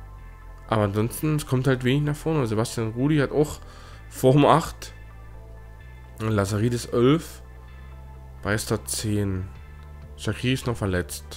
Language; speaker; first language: German; native; German